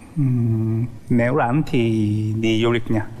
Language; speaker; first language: Vietnamese; non-native, learner; Japanese